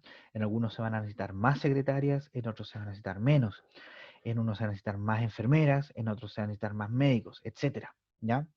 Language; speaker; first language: Spanish; native; Spanish